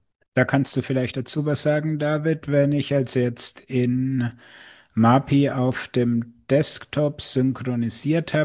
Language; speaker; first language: German; native; German